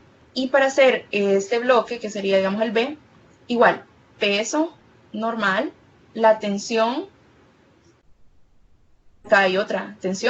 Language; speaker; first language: Spanish; native; Spanish